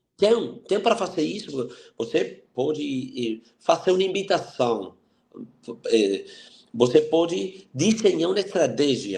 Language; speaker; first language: Portuguese; non-native, fluent; Spanish